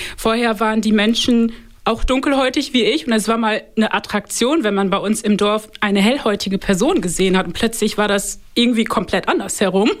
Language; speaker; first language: German; early bilingual, other home language; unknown